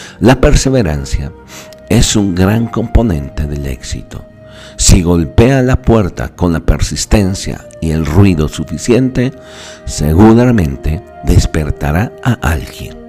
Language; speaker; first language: Spanish; native; Spanish